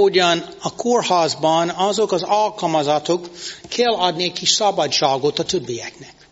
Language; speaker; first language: Hungarian; non-native, fluent; English